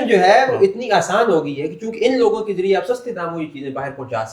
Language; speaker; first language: Urdu; native; Urdu